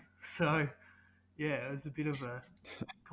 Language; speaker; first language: English; native; English